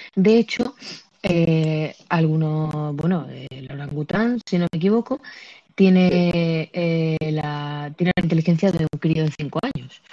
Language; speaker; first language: Spanish; native; Spanish